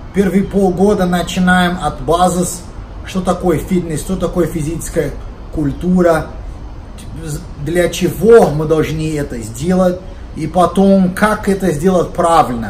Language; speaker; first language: Russian; non-native, learner; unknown